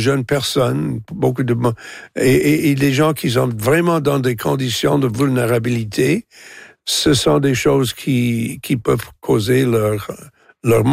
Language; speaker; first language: French; non-native, local second language; English